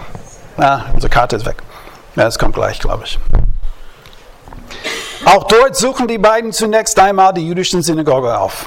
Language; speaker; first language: German; non-native, fluent; English